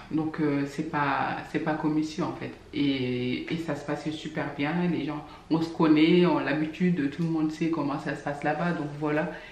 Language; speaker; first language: French; non-native, local second language; Fula